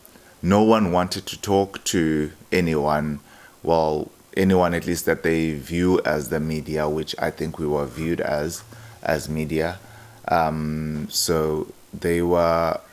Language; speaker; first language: English; non-native, local second language; Xhosa